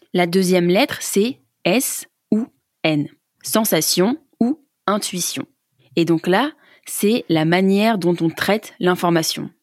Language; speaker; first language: French; native; French